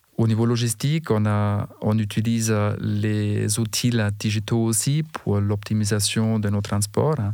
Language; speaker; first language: French; non-native, fluent; German